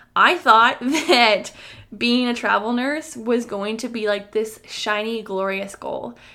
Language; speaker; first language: English; native; English